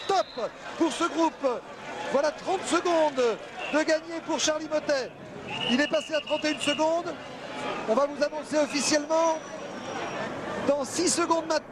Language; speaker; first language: French; native; French